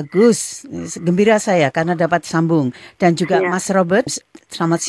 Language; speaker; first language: Indonesian; native; Indonesian